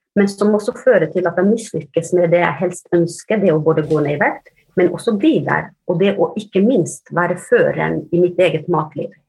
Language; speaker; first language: Norwegian; early bilingual, other home language; Finnish